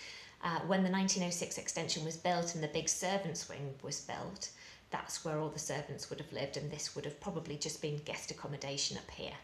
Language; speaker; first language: English; native; English